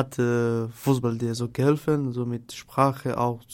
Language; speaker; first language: German; non-native, learner; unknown